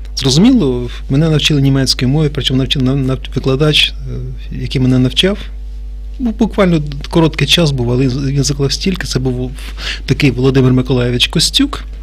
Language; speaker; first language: Ukrainian; native; Ukrainian